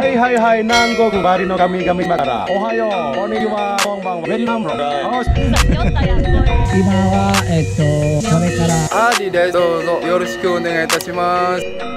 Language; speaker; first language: Japanese; non-native, fluent; Indonesian